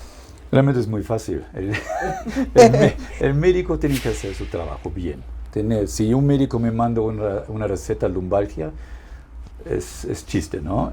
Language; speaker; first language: Spanish; non-native, fluent; German